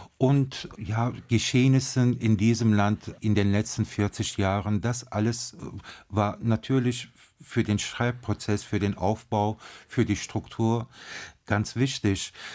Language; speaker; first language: German; early bilingual, other home language; Turkish